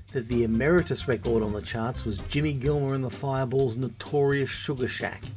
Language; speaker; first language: English; native; English